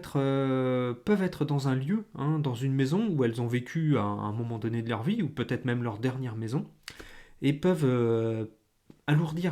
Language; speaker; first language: French; native; French